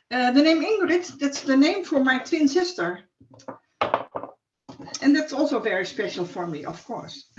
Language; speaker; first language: English; non-native, learner; Dutch